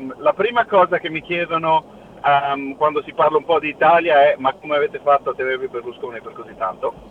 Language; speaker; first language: Italian; native; Italian